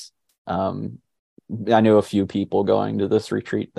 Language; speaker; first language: English; native; English